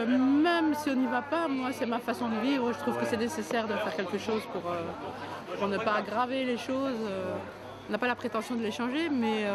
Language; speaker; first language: French; native; French